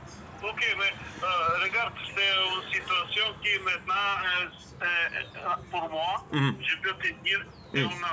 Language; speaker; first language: French; non-native, learner; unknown